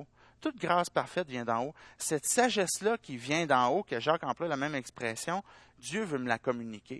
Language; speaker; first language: French; native; French